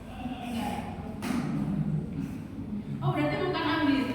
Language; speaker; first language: Indonesian; native; Indonesian